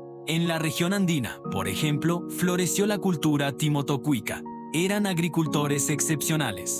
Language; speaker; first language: Spanish; native; Spanish